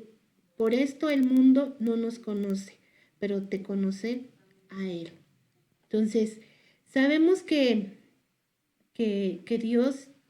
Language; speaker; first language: Spanish; native; Spanish